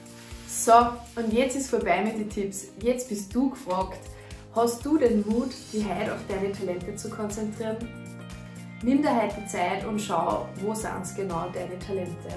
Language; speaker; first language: German; native; German